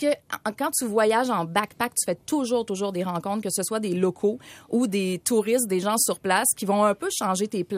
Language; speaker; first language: French; native; French